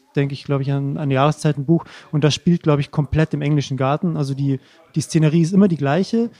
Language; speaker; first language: German; native; German